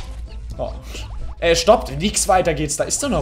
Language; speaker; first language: German; native; German